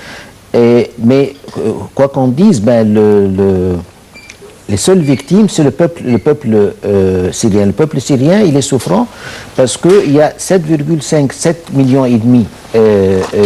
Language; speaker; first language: French; non-native, fluent; Arabic